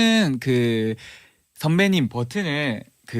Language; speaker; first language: Korean; non-native, fluent; Japanese